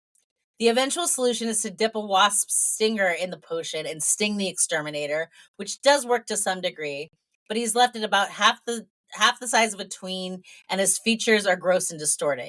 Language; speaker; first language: English; native; English